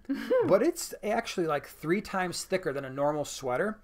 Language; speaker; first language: English; native; English